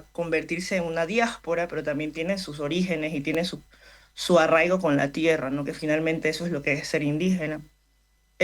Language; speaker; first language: Spanish; native; Spanish